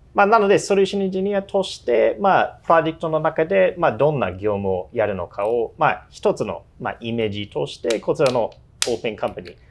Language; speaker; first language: Japanese; non-native, fluent; English